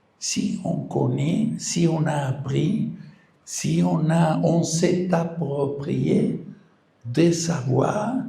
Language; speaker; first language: French; non-native, fluent; Spanish